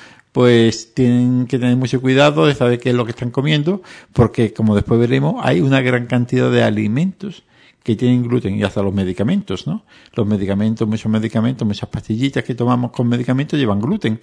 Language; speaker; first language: Spanish; native; Spanish